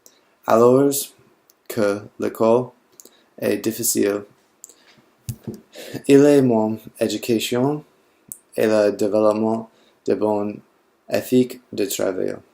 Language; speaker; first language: French; non-native, learner; English